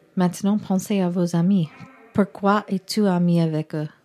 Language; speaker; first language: French; non-native, learner; English